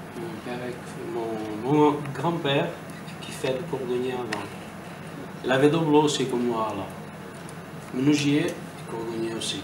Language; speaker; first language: French; non-native, learner; Portuguese